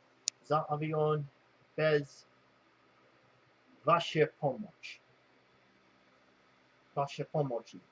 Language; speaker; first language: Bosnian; non-native, learner; English